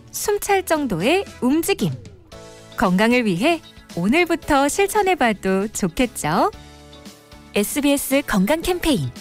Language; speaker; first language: Korean; native; Korean